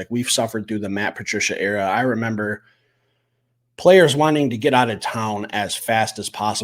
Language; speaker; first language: English; native; English